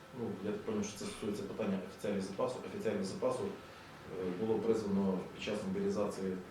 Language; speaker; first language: Ukrainian; native; Ukrainian